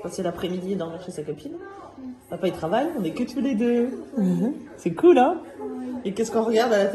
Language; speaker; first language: French; native; French